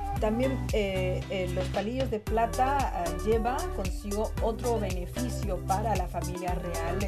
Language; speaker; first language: Spanish; non-native, fluent; Chinese